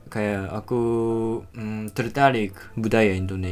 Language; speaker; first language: Indonesian; non-native, fluent; Japanese